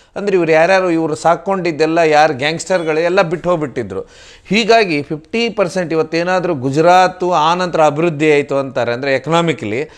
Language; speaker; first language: Kannada; non-native, local second language; Tulu